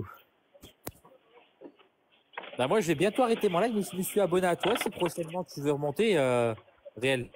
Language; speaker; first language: French; native; French